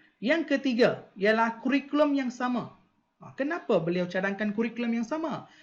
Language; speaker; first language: Malay; non-native, local second language; Tamil